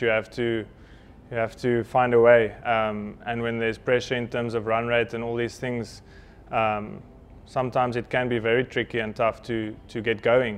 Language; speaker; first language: English; non-native, local second language; Afrikaans